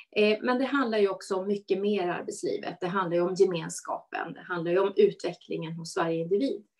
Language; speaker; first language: Swedish; native; Swedish